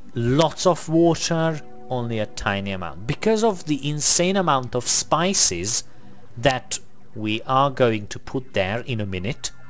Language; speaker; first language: English; non-native, fluent; Hungarian